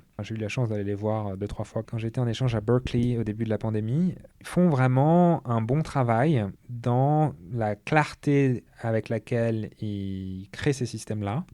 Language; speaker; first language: French; native; French